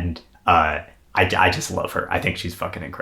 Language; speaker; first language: English; native; English